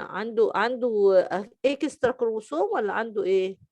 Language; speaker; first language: Arabic; native; Arabic